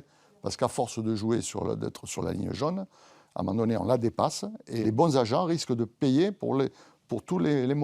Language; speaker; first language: French; native; French